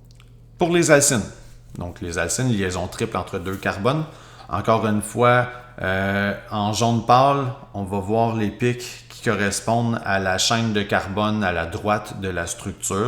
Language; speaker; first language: French; native; French